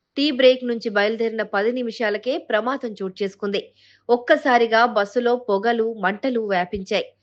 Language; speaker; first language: Telugu; native; Telugu